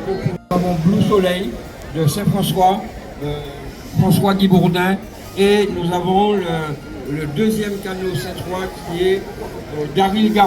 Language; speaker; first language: French; native; French